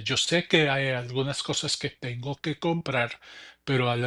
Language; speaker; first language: Spanish; early bilingual, heritage; English